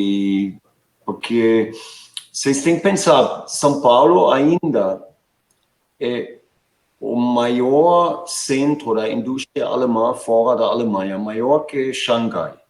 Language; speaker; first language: Portuguese; non-native, fluent; German